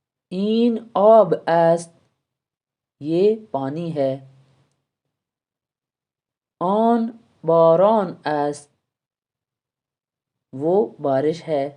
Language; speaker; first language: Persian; non-native, fluent; Urdu